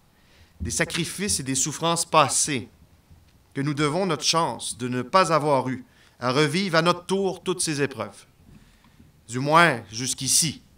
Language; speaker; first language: French; native; French